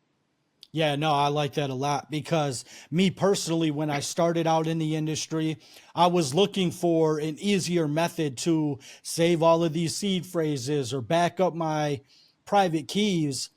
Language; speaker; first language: English; native; English